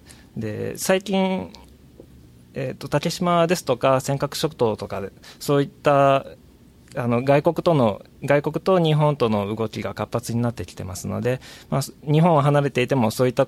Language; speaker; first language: Japanese; native; Japanese